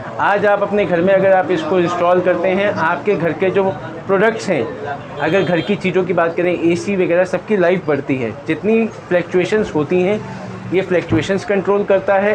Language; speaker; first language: Hindi; native; Hindi